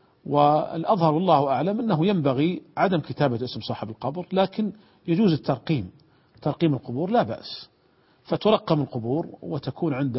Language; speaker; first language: Arabic; native; Arabic